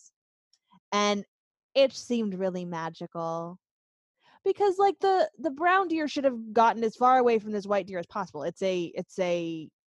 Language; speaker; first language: English; native; English